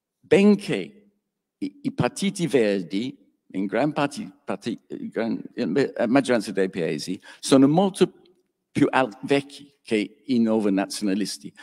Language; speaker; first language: Italian; non-native, learner; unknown